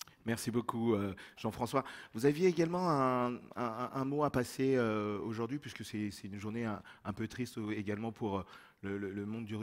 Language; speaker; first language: French; native; French